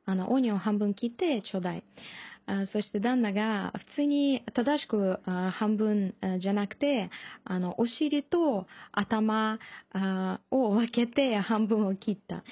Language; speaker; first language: Japanese; non-native, learner; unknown